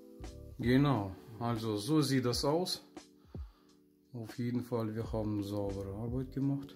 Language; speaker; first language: German; non-native, learner; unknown